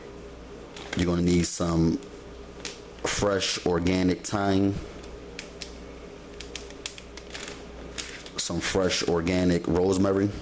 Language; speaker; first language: English; native; English